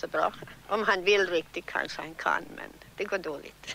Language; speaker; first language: Swedish; early bilingual, heritage; Swedish